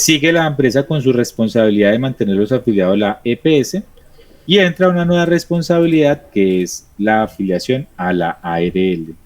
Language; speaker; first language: Spanish; native; Spanish